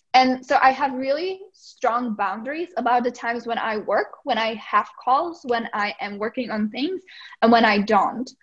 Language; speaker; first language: English; non-native, fluent; Czech